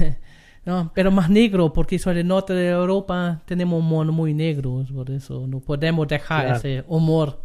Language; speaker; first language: Spanish; non-native, learner; German